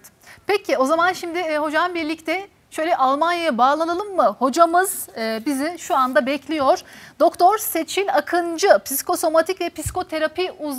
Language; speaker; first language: Turkish; native; Turkish